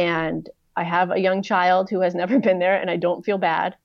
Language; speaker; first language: English; native; English